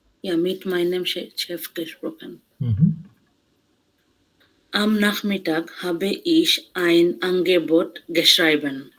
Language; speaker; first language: German; non-native, learner; Bangla